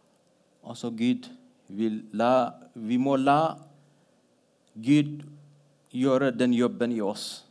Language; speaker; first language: Norwegian; non-native, fluent; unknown